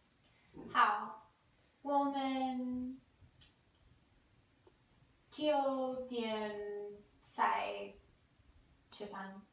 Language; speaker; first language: Chinese; non-native, learner; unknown